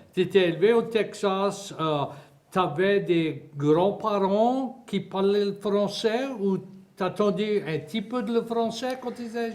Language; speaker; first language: French; native; French